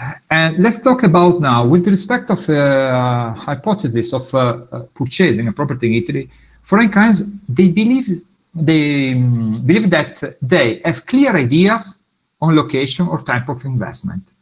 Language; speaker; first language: English; non-native, fluent; Italian